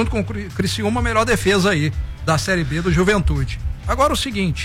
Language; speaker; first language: Portuguese; native; Portuguese